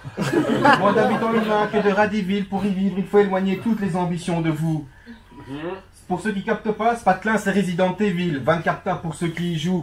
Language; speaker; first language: French; early bilingual, other home language; Turkish